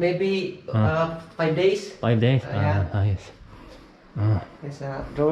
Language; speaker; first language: English; non-native, local second language; Cebuano